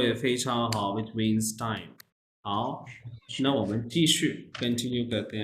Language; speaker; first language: Chinese; non-native, fluent; Urdu